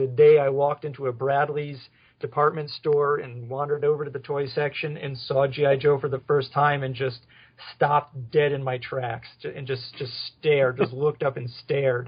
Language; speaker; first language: English; native; English